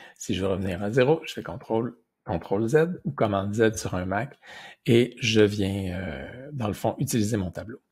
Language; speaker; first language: French; native; French